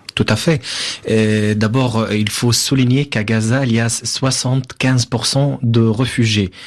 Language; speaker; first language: French; non-native, fluent; Arabic